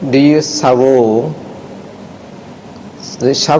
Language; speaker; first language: English; non-native, fluent; Indonesian